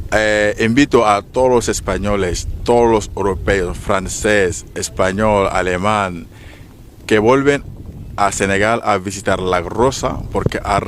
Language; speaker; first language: Spanish; non-native, fluent; Wolof